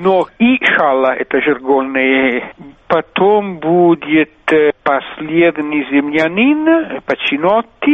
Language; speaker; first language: Russian; non-native, fluent; Italian